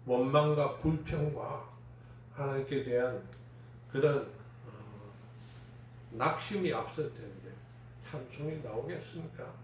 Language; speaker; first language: Korean; native; Korean